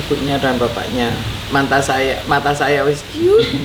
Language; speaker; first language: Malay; non-native, local second language; Javanese